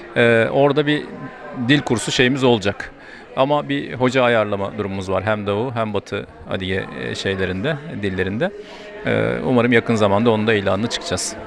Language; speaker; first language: Turkish; native; Turkish